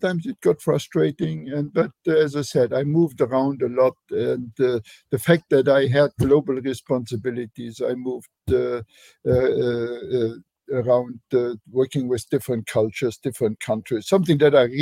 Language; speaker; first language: English; non-native, fluent; Luxembourgish